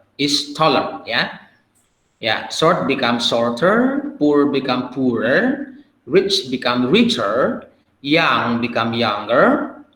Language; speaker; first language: English; non-native, fluent; Indonesian